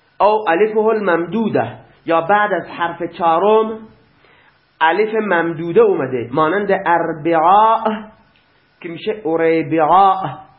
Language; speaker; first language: Persian; native; Persian